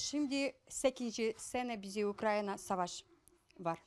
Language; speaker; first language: Turkish; non-native, learner; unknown